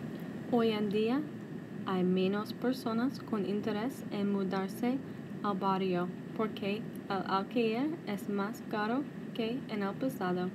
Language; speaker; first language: Spanish; non-native, learner; English